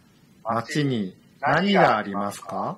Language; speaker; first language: Japanese; non-native, learner; Indonesian